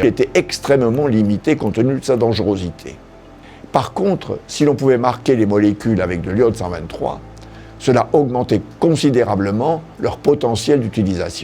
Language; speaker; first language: French; native; French